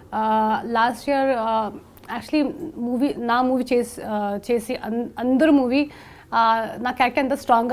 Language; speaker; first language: Telugu; non-native, learner; Hindi